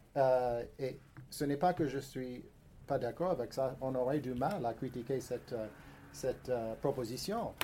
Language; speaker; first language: French; non-native, fluent; English